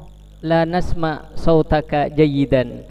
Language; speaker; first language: Arabic; non-native, learner; Indonesian